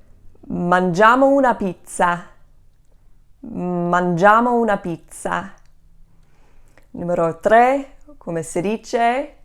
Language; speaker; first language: Italian; non-native, fluent; English